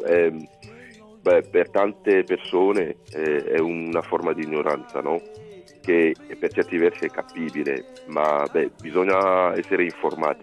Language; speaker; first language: Italian; non-native, fluent; Ewe